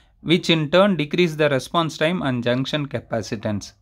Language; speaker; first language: English; non-native, local second language; Tamil